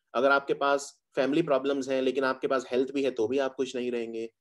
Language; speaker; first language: Hindi; native; Hindi